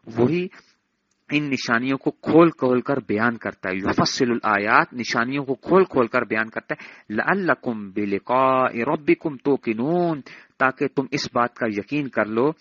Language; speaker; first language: Urdu; native; Urdu